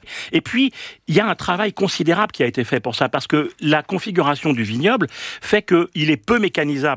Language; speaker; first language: French; native; French